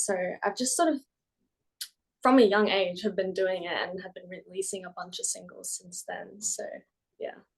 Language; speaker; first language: English; native; English